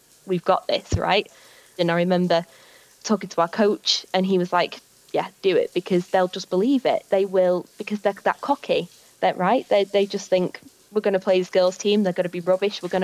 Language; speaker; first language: English; native; English